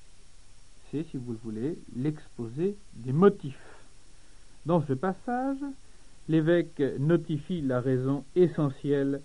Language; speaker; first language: French; native; French